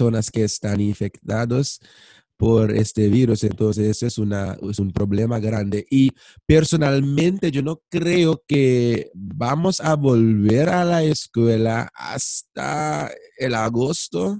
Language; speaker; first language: Spanish; non-native, fluent; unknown